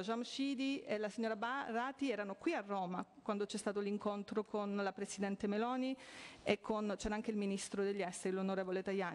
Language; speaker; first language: Italian; native; Italian